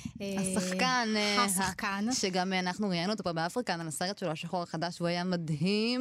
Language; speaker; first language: Hebrew; native; Hebrew